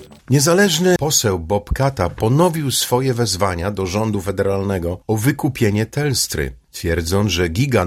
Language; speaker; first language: Polish; native; Polish